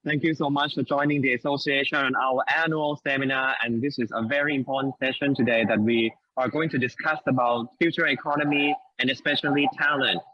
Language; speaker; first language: English; non-native, fluent; Thai